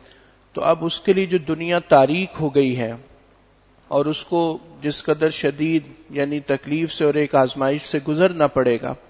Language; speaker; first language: Urdu; native; Urdu